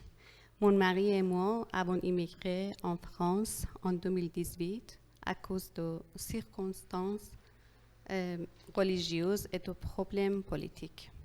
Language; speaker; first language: French; non-native, learner; Persian